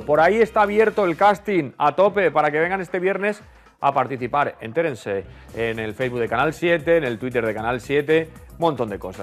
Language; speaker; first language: Spanish; native; Spanish